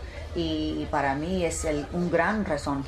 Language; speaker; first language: Spanish; early bilingual, heritage; English